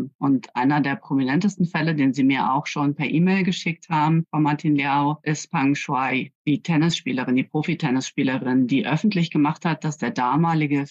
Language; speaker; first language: German; native; German